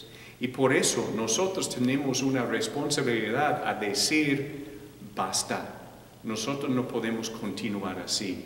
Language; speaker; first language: Spanish; non-native, fluent; English